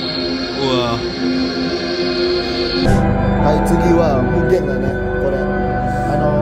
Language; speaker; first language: Japanese; non-native, fluent; Indonesian